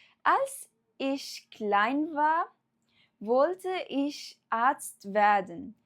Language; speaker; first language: German; non-native, fluent; Arabic